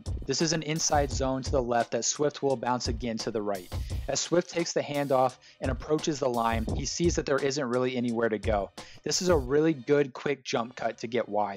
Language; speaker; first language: English; native; English